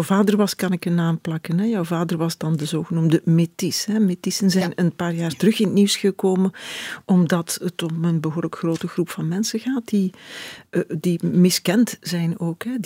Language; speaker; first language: Dutch; native; Dutch